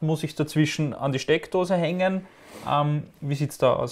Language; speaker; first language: German; native; German